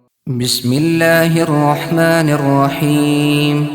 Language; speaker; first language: Arabic; native; Arabic